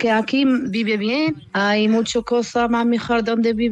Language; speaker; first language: Spanish; non-native, learner; Arabic